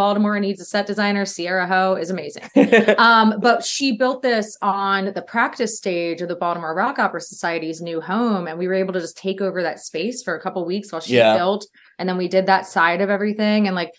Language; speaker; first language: English; native; English